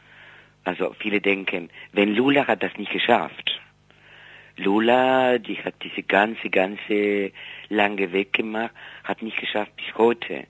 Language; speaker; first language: German; non-native, fluent; Spanish